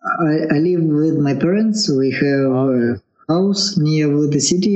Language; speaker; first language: English; non-native, learner; Russian